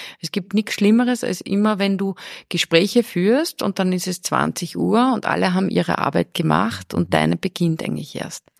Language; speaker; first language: German; early bilingual, heritage; German